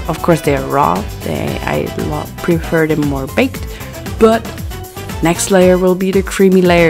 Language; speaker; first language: English; non-native, fluent; German